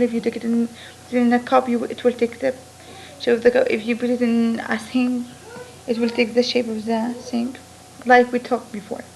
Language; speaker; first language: English; non-native, fluent; Arabic